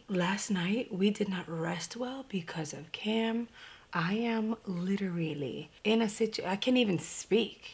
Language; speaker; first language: English; native; English